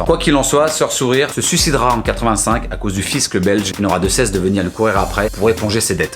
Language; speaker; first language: French; native; French